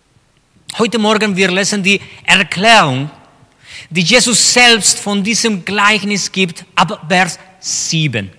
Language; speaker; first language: German; non-native, fluent; Spanish